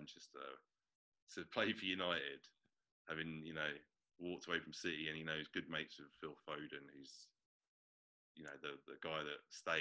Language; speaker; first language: English; native; English